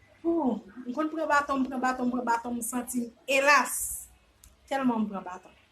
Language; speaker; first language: French; non-native, learner; Haitian Creole